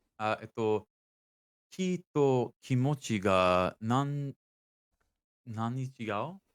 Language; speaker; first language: Japanese; non-native, learner; English